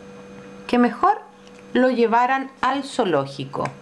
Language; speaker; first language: Spanish; native; Spanish